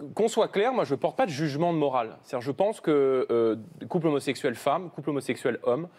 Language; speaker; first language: French; native; French